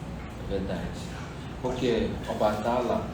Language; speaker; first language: Portuguese; non-native, fluent; Yoruba